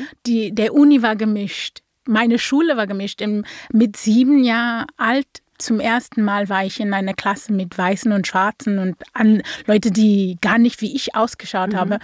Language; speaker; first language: German; non-native, fluent; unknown